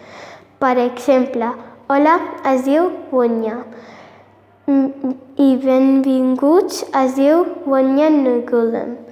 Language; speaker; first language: Catalan; non-native, learner; English